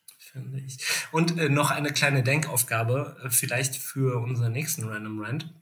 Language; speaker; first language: German; native; German